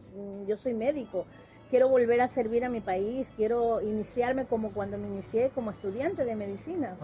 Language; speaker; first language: Spanish; native; Spanish